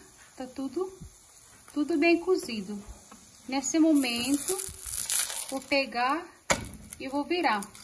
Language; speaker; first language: Portuguese; non-native, fluent; Hindi